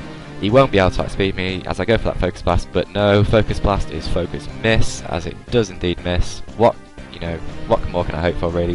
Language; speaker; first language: English; native; English